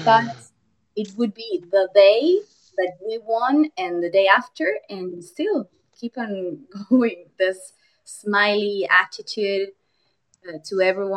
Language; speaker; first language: English; non-native, fluent; Spanish